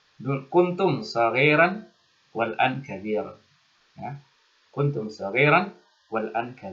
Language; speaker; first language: Arabic; non-native, fluent; Indonesian